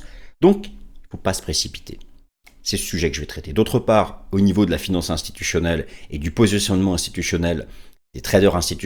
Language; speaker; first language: French; native; French